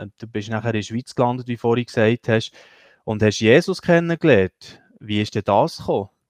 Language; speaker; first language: German; native; German